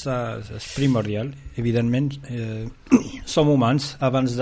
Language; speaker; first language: Catalan; non-native, fluent; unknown